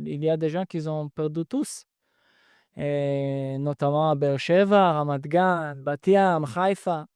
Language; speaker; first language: French; non-native, fluent; Hebrew